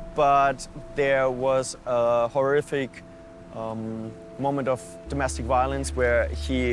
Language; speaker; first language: English; non-native, fluent; German